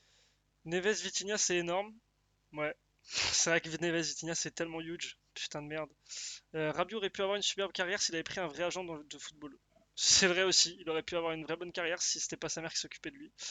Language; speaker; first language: French; native; French